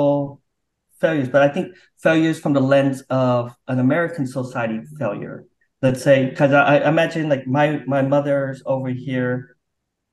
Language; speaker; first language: English; native; English